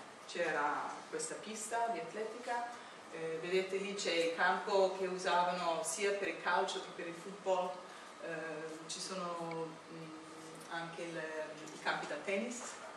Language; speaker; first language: Italian; non-native, fluent; English